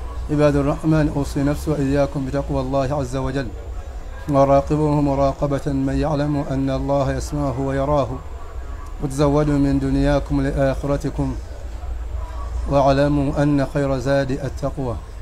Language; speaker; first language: Arabic; non-native, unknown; Ganda